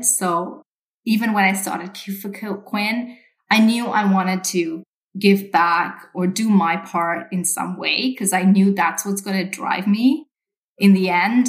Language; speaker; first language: English; non-native, local second language; Sinhala